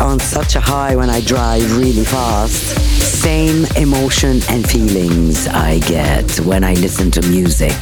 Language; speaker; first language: English; native; English